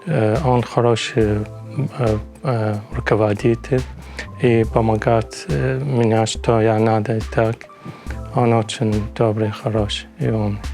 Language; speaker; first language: Russian; non-native, learner; Arabic